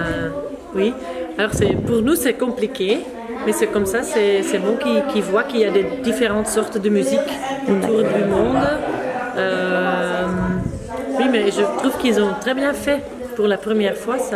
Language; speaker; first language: French; non-native, local second language; Dutch